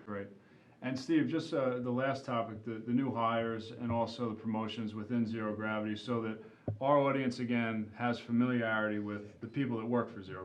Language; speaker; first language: English; native; English